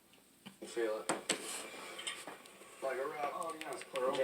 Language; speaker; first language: English; native; English